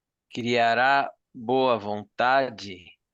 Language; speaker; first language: Portuguese; non-native, learner; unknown